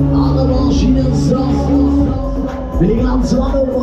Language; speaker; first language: German; native; German